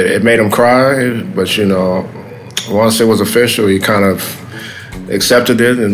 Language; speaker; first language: English; native; English